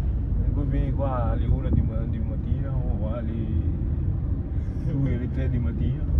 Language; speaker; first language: Italian; non-native, learner; Filipino